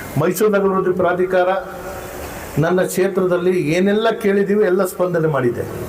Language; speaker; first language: Kannada; non-native, local second language; Urdu